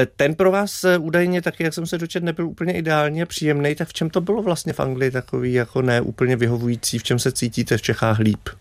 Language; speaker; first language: Czech; native; Czech